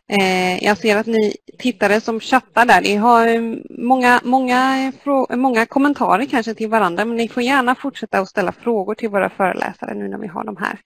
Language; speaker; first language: Swedish; native; Swedish